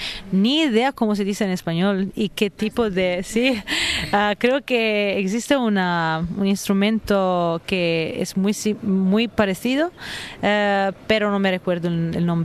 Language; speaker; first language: Spanish; non-native, fluent; Italian